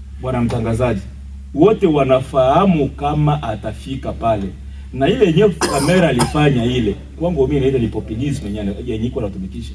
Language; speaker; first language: Swahili; native; Swahili